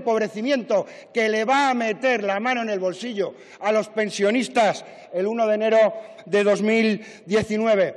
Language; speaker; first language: Spanish; native; Spanish